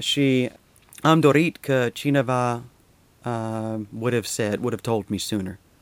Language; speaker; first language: English; native; English